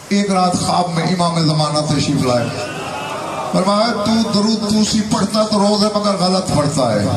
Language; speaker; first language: Urdu; non-native, local second language; Saraiki